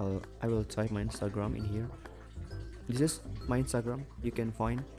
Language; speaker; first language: English; non-native, fluent; Indonesian